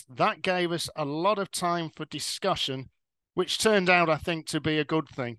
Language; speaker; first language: English; native; English